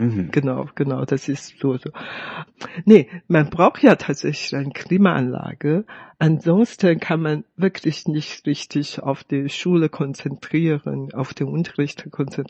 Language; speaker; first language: German; non-native, fluent; Chinese